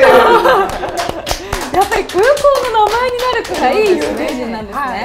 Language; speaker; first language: Japanese; native; Japanese